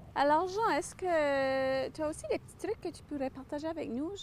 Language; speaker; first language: French; native; French